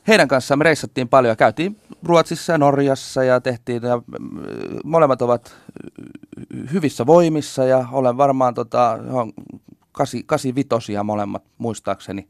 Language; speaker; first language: Finnish; native; Finnish